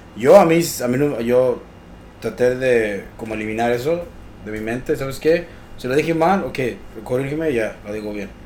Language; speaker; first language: Spanish; native; Spanish